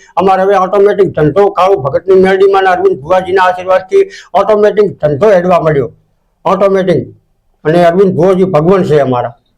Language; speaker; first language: Gujarati; native; Gujarati